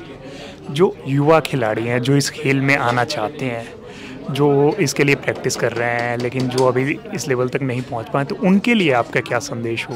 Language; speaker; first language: Hindi; native; Hindi